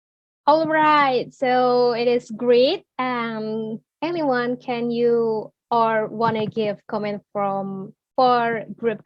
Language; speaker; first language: English; non-native, learner; Indonesian